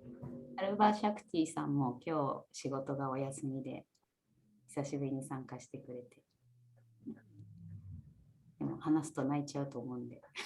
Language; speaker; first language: Japanese; native; Japanese